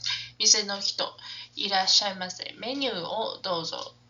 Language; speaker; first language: Japanese; non-native, fluent; English